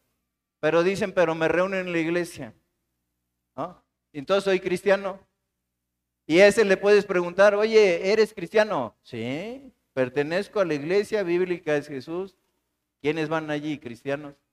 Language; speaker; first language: Spanish; native; Spanish